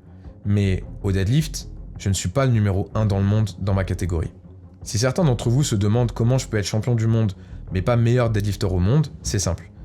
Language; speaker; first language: French; native; French